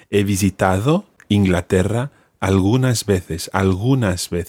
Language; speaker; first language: Spanish; non-native, fluent; English